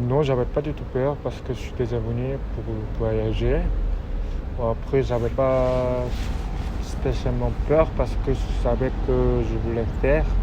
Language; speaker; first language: French; non-native, fluent; Korean